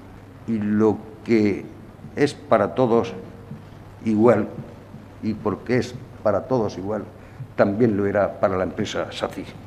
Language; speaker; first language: Spanish; native; Spanish